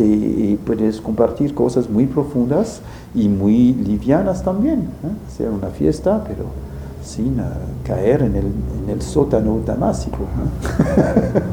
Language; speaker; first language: Spanish; non-native, fluent; French